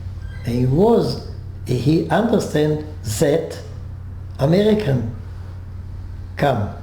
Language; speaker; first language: English; non-native, learner; French